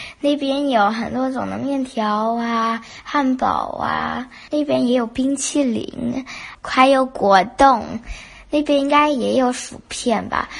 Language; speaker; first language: Chinese; early bilingual, heritage; Chinese